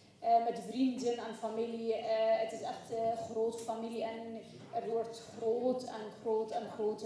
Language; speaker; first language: Dutch; non-native, learner; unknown